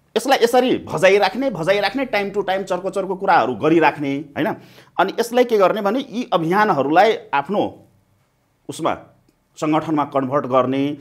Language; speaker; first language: Nepali; non-native, local second language; Maithili